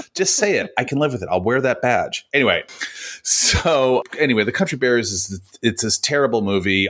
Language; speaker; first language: English; native; English